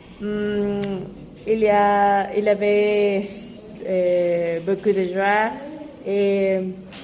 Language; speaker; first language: French; non-native, learner; Spanish